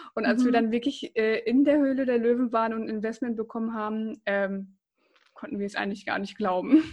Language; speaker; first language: German; native; German